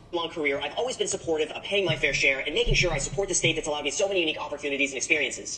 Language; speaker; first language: English; native; English